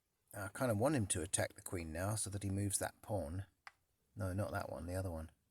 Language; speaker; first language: English; native; English